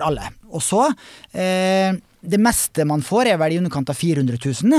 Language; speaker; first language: Norwegian; native; Norwegian